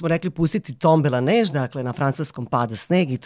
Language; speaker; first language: Serbian; native; Serbian